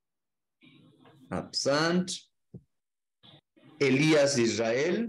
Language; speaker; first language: French; non-native, learner; Spanish